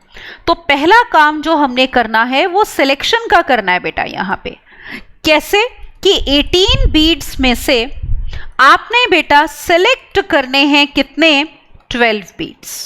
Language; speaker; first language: Hindi; native; Hindi